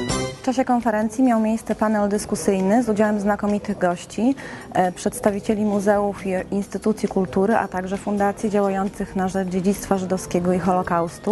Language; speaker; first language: Polish; native; Polish